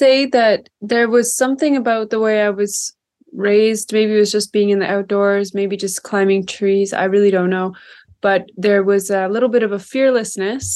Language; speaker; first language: English; native; English